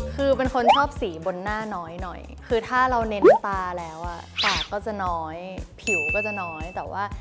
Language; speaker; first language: Thai; native; Thai